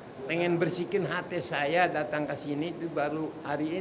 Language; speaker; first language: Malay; non-native, local second language; Sundanese